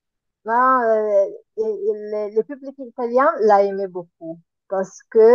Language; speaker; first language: French; non-native, learner; Italian